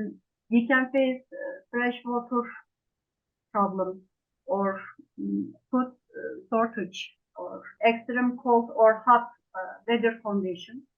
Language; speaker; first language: English; non-native, fluent; Turkish